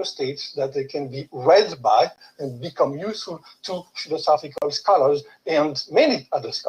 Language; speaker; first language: English; non-native, fluent; French